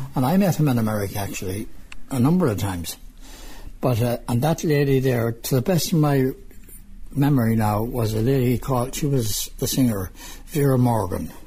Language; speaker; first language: English; native; English